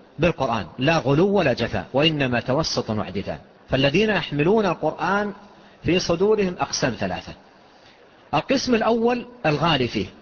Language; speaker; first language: Arabic; native; Arabic